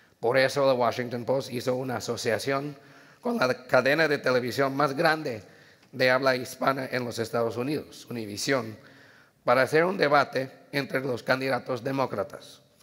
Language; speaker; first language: Spanish; early bilingual, heritage; Spanish